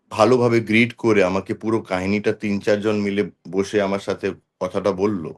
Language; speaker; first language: Bangla; non-native, local second language; Hindi